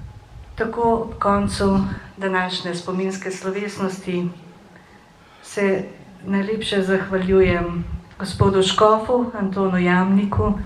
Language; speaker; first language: Slovenian; native; Slovenian